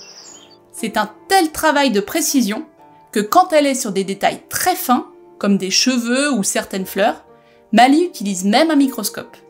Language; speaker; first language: French; native; French